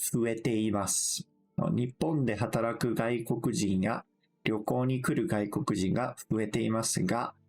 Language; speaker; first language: Japanese; non-native, fluent; English